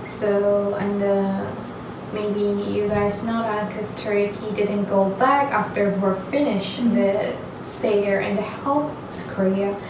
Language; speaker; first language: English; non-native, learner; Turkish